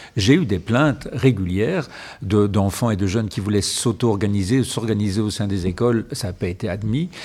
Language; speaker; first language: French; native; French